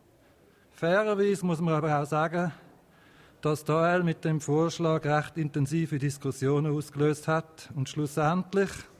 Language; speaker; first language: German; native; German